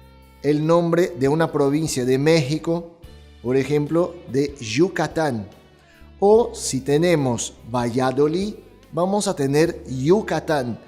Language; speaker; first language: Spanish; non-native, fluent; Portuguese